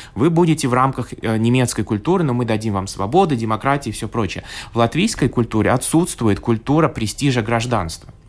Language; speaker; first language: Russian; native; Russian